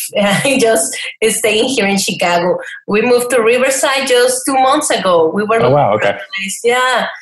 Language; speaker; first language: English; non-native, fluent; Spanish